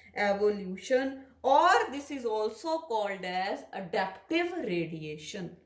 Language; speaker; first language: English; non-native, local second language; Punjabi